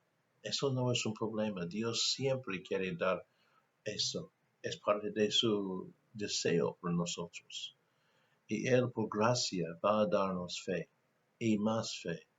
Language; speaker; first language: Spanish; non-native, fluent; English